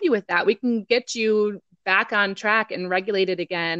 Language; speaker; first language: English; native; English